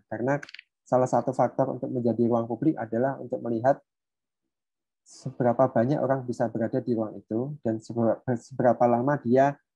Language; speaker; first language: Indonesian; native; Indonesian